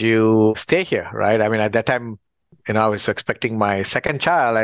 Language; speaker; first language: English; non-native, local second language; Tamil